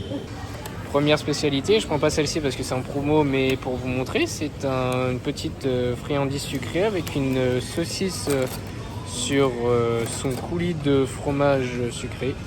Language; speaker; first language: French; native; French